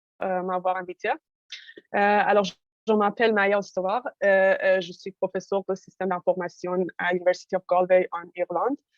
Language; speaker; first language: French; non-native, fluent; Persian